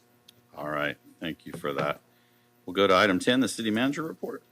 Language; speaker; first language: English; native; English